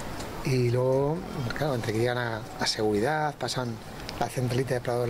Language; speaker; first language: Spanish; native; Spanish